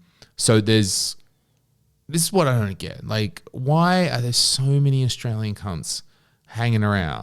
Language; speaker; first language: English; native; English